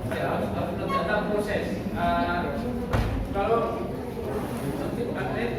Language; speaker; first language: Indonesian; non-native, learner; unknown